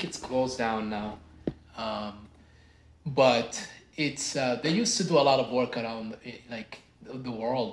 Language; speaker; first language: English; non-native, fluent; Arabic